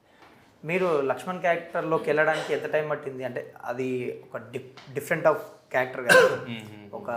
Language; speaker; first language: Telugu; native; Telugu